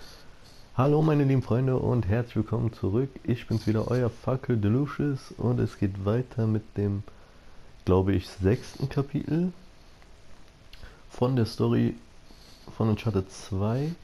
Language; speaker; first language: German; native; German